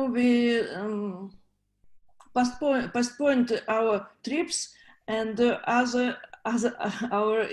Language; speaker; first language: English; non-native, learner; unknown